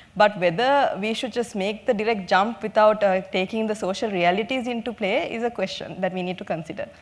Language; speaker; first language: English; non-native, local second language; Sinhala